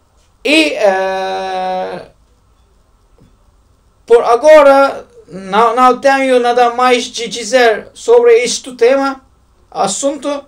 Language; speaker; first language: Portuguese; non-native, learner; Turkish